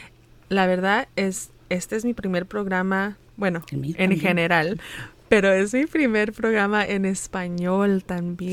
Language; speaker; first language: Spanish; early bilingual, heritage; Spanish